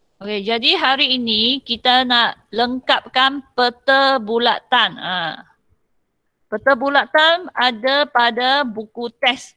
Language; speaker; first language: Malay; non-native, local second language; Chinese